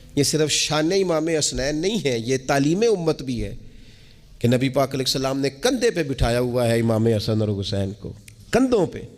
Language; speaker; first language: Urdu; non-native, local second language; Punjabi